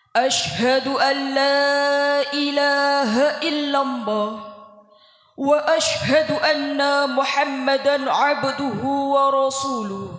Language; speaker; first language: Arabic; non-native, learner; Indonesian